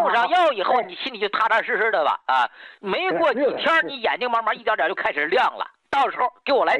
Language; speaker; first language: Chinese; native; Chinese